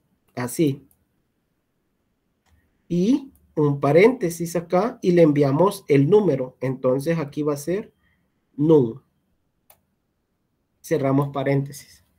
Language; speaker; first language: Spanish; native; Spanish